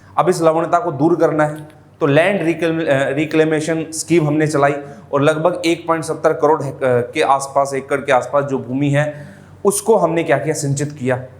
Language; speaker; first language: Hindi; native; Hindi